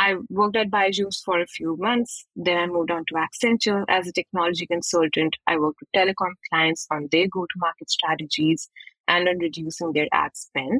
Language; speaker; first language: English; non-native, local second language; Hindi